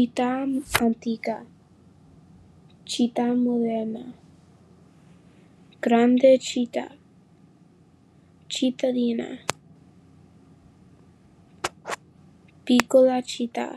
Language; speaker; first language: Italian; non-native, learner; English